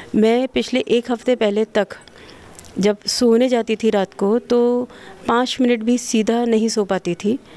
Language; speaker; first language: Hindi; native; Hindi